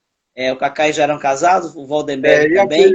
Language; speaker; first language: Portuguese; native; Portuguese